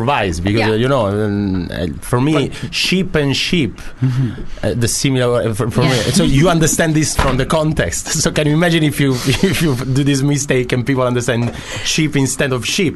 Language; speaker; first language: English; non-native, fluent; Italian